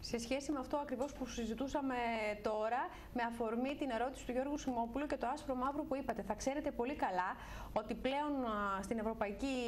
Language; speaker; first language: Greek; native; Greek